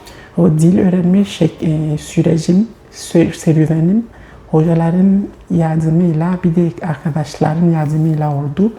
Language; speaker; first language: Turkish; non-native, fluent; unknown